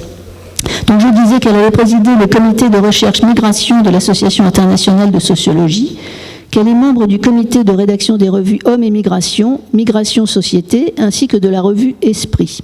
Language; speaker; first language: French; native; French